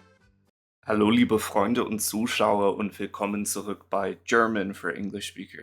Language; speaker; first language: German; non-native, fluent; English